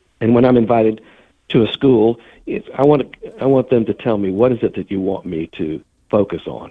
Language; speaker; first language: English; native; English